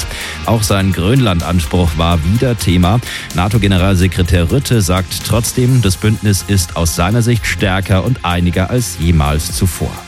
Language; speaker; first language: German; native; German